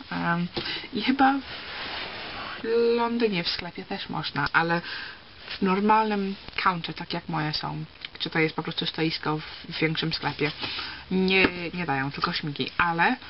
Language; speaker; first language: Polish; early bilingual, heritage; Polish